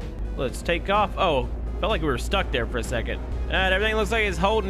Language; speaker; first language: English; native; English